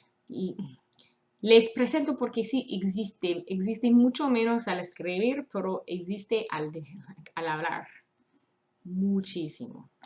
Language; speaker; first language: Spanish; non-native, fluent; English